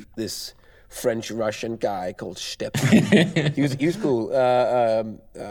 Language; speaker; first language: English; non-native, fluent; Danish